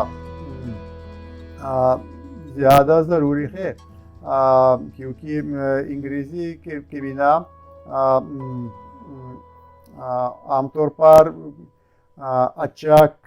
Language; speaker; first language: Hindi; non-native, learner; Russian